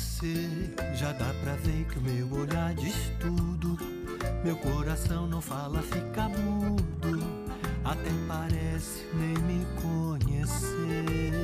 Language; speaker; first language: Portuguese; native; Portuguese